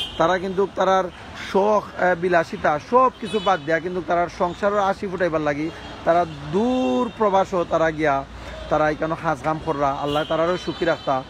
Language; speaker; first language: Bangla; native; Bangla